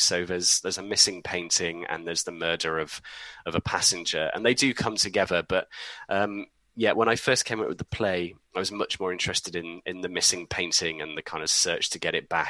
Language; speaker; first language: English; native; English